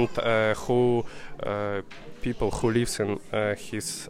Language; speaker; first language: English; non-native, learner; Russian